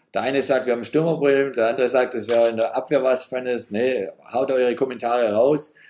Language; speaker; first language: German; native; German